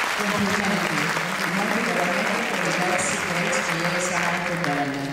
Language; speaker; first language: Italian; non-native, fluent; Greek